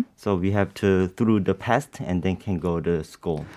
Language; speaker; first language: English; non-native, learner; Korean